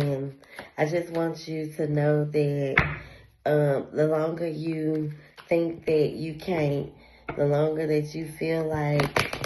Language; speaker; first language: English; native; English